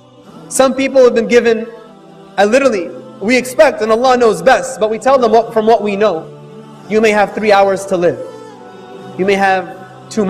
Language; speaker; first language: English; native; English